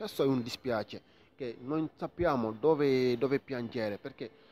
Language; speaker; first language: Italian; non-native, fluent; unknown